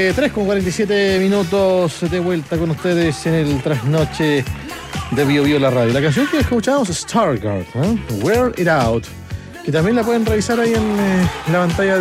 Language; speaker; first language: Spanish; native; Spanish